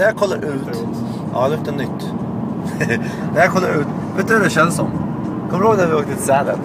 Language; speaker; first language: Swedish; native; Swedish